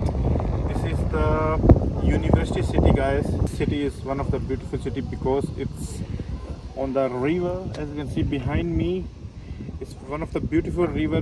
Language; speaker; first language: English; non-native, fluent; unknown